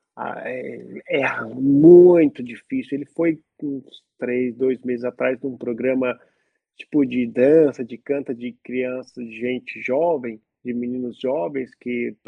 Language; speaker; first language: Portuguese; native; Portuguese